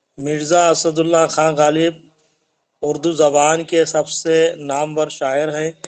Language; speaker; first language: Urdu; native; Urdu